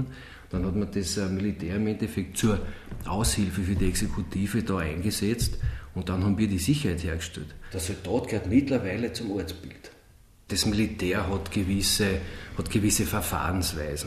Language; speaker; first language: German; native; German